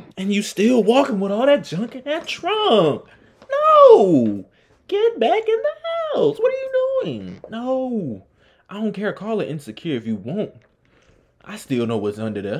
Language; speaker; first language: English; native; English